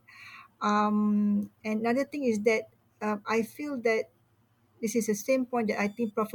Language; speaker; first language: English; non-native, local second language; Malay